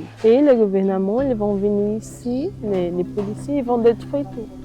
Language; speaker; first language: French; non-native, learner; Portuguese